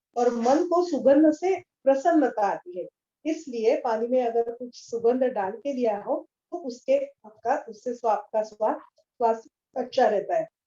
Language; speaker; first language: Hindi; non-native, local second language; Marathi